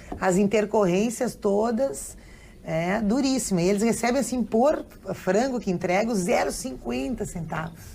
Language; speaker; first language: Portuguese; native; Portuguese